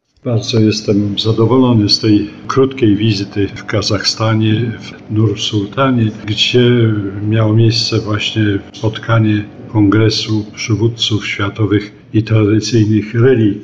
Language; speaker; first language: Polish; native; Polish